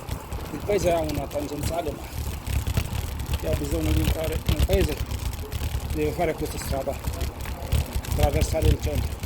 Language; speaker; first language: Italian; non-native, fluent; Romanian